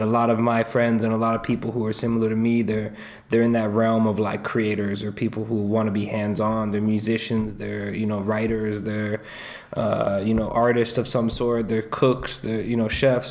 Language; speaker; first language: English; native; English